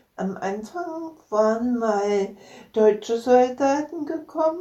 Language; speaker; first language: German; native; German